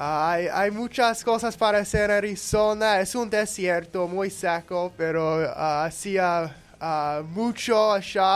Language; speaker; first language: Spanish; non-native, learner; English